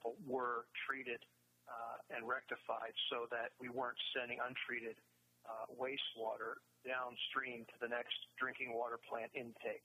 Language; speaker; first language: English; native; English